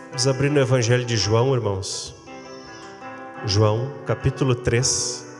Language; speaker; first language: Portuguese; native; Portuguese